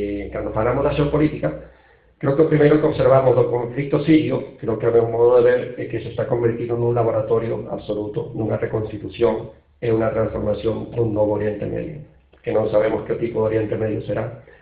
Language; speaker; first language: Galician; non-native, local second language; Spanish